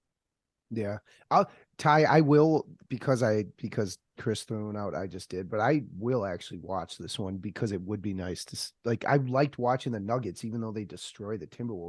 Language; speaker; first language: English; native; English